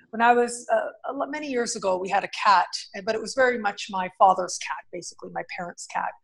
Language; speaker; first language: English; native; English